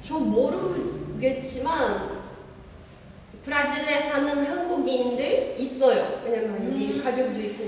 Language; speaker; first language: Korean; non-native, learner; Portuguese